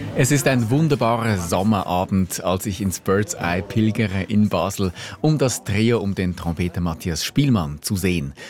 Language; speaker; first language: German; native; German